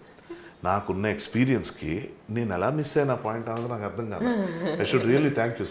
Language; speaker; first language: Telugu; native; Telugu